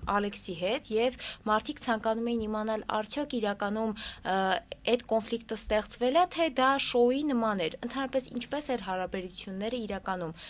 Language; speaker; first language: Armenian; native; Armenian